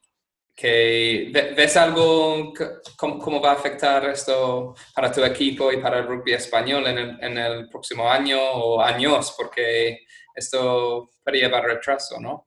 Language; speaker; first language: Spanish; non-native, fluent; English